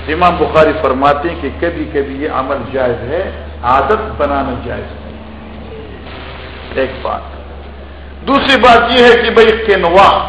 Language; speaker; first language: Urdu; non-native, local second language; Pashto